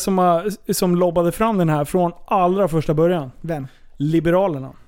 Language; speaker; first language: Swedish; native; Swedish